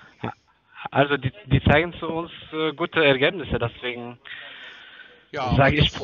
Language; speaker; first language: German; non-native, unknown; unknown